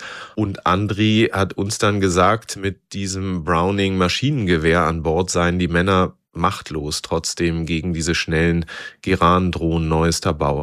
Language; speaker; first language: German; native; German